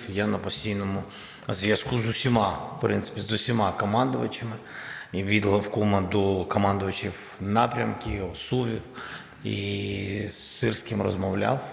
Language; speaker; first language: Ukrainian; non-native, local second language; Russian